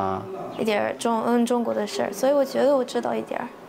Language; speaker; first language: Chinese; early bilingual, heritage; Chinese